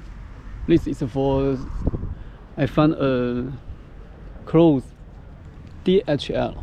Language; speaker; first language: English; non-native, learner; Chinese